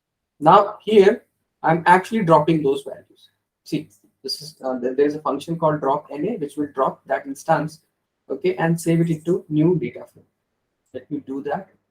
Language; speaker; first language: English; non-native, local second language; Hindi